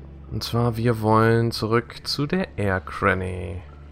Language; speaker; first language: German; native; German